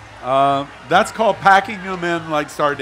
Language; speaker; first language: English; native; English